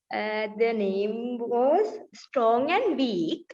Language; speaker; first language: English; non-native, learner; Sinhala